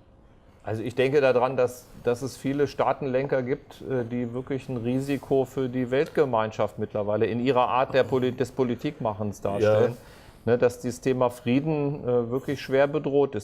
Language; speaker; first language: German; native; German